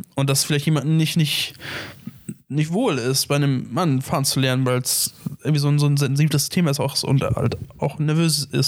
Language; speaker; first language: German; native; German